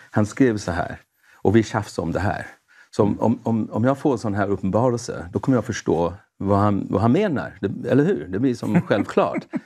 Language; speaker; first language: Swedish; non-native, fluent; English